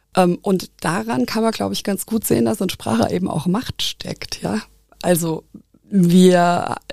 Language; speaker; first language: German; native; German